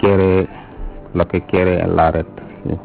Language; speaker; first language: Spanish; non-native, learner; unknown